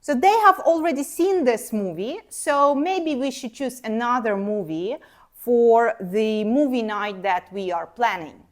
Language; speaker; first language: English; non-native, fluent; Ukrainian